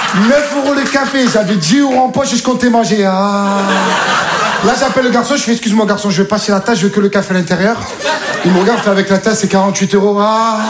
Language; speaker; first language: French; native; French